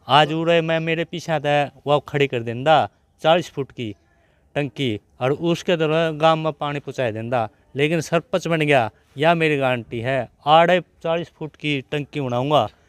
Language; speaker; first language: Hindi; native; Hindi